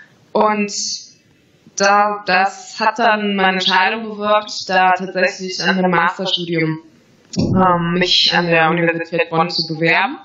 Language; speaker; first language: German; non-native, fluent; Latvian